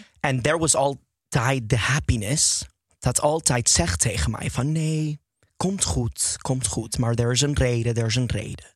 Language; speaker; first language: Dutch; non-native, fluent; English